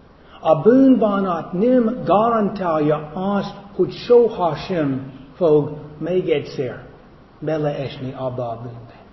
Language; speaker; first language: Hungarian; non-native, fluent; English